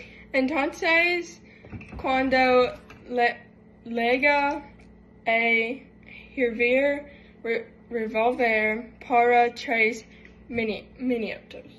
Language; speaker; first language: Spanish; non-native, learner; English